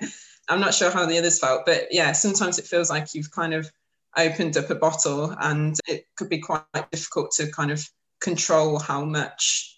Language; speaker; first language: English; native; English